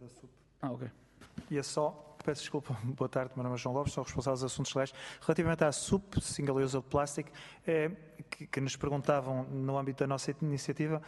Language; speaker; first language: Portuguese; native; Portuguese